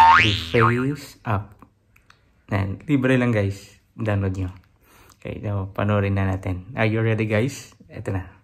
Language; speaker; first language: Filipino; non-native, local second language; Hiligaynon